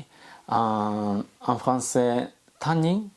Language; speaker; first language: French; non-native, learner; Japanese